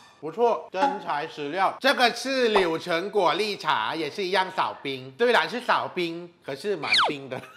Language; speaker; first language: Chinese; non-native, fluent; Thai